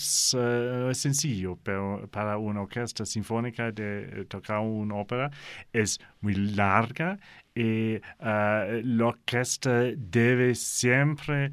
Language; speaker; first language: Spanish; non-native, learner; English